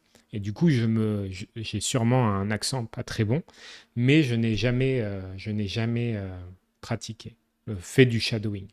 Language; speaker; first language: French; native; French